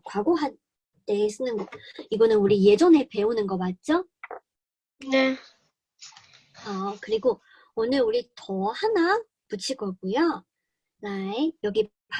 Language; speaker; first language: Korean; non-native, learner; Chinese